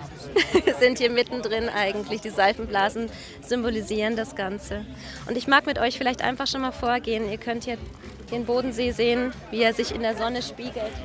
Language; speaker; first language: German; native; German